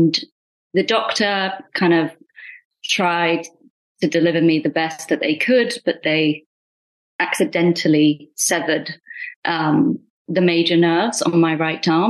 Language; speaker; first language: English; non-native, local second language; Punjabi